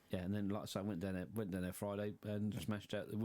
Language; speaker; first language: English; native; English